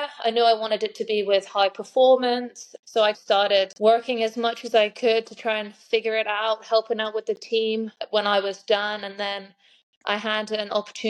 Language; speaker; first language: English; native; English